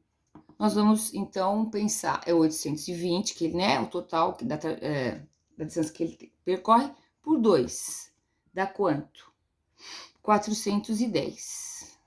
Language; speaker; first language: Portuguese; native; Portuguese